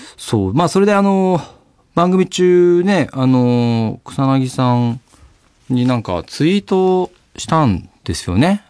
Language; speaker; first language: Japanese; native; Japanese